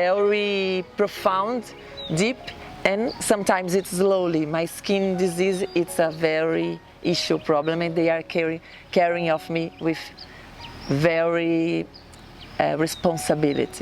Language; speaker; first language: English; non-native, learner; Portuguese